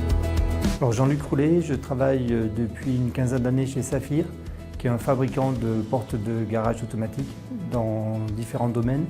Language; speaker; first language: French; native; French